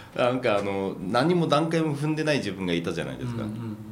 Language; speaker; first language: Japanese; native; Japanese